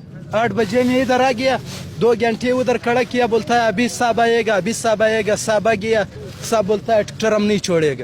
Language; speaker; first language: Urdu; non-native, learner; Pashto